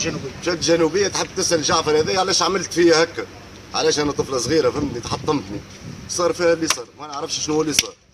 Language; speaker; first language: Arabic; native; Arabic